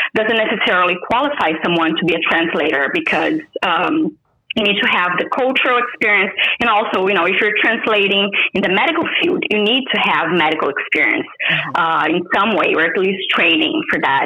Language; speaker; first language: English; non-native, fluent; Portuguese